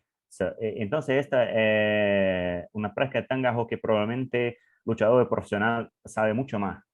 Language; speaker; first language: Spanish; non-native, learner; English